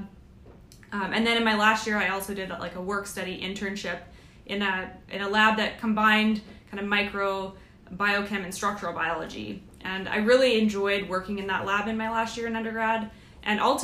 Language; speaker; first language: English; native; English